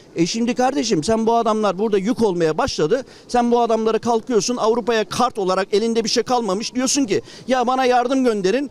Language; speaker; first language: Turkish; native; Turkish